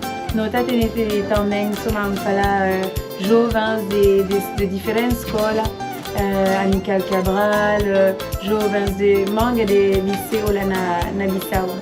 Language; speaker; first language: Portuguese; non-native, local second language; Upper Guinea Crioulo